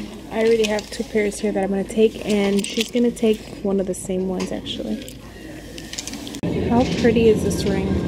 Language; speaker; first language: English; early bilingual, other home language; Spanish